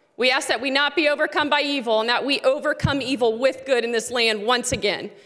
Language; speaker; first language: English; native; English